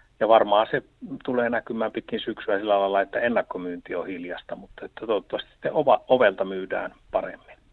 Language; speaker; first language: Finnish; native; Finnish